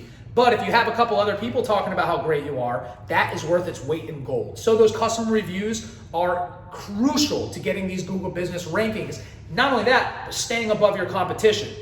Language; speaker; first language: English; native; English